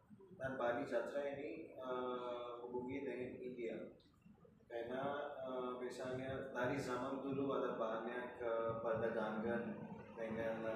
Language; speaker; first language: Indonesian; non-native, fluent; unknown